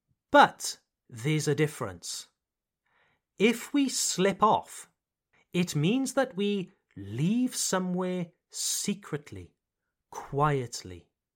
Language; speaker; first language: English; native; English